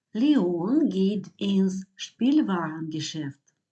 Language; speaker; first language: German; non-native, fluent; Ukrainian